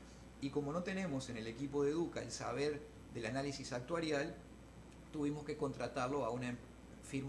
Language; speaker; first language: Spanish; native; Spanish